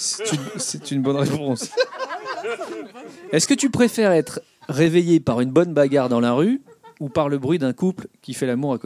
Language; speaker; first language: French; native; French